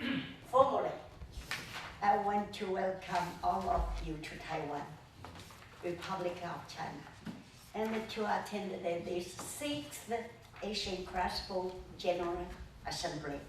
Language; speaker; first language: English; non-native, learner; Chinese